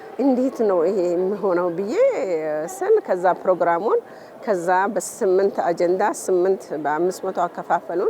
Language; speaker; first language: Amharic; non-native, local second language; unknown